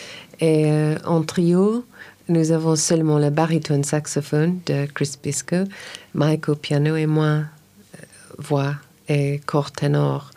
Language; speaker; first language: French; non-native, learner; English